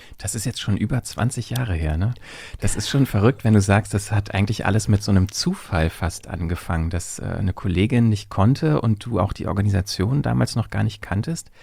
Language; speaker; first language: German; native; German